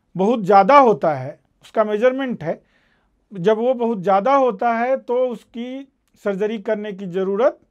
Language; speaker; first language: Hindi; native; Hindi